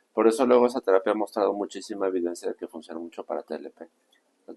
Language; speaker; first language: Spanish; native; Spanish